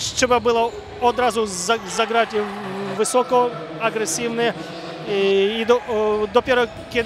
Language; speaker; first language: Polish; non-native, fluent; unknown